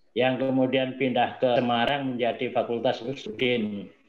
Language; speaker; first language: Indonesian; native; Indonesian